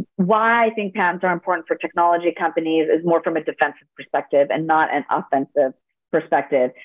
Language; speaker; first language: English; early bilingual, other home language; Spanish